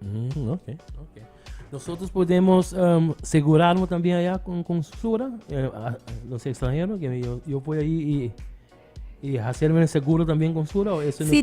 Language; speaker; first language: Spanish; non-native, learner; Papiamento